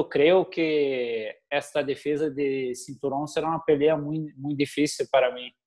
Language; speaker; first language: Spanish; non-native, learner; Portuguese